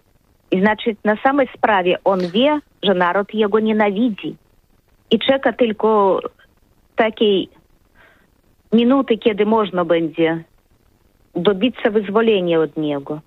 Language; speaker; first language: Polish; non-native, learner; Russian